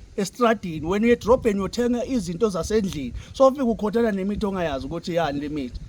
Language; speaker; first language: Zulu; native; Zulu